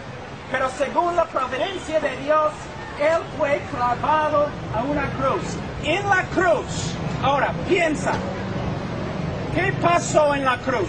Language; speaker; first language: Spanish; non-native, fluent; English